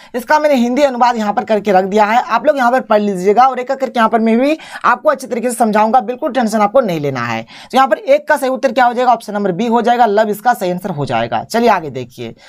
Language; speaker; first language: Hindi; native; Hindi